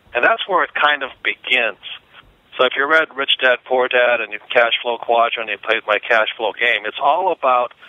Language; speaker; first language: English; native; English